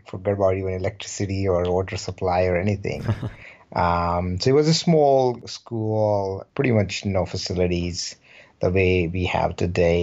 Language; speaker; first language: English; non-native, local second language; Rajasthani